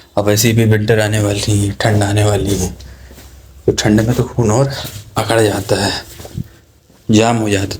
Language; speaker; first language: Hindi; native; Hindi